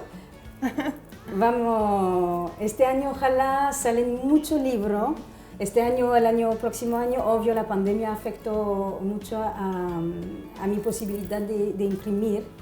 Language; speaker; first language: Spanish; non-native, fluent; French